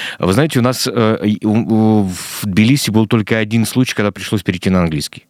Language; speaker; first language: Russian; native; Russian